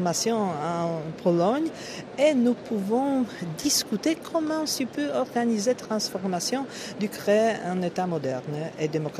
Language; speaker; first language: French; non-native, fluent; Polish